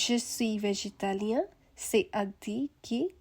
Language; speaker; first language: French; non-native, learner; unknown